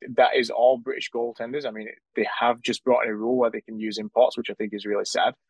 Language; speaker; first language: English; native; English